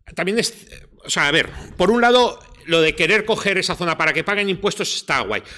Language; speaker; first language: Spanish; native; Spanish